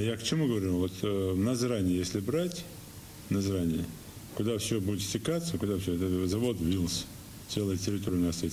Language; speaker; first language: Russian; native; Russian